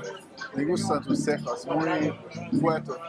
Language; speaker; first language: Spanish; non-native, learner; German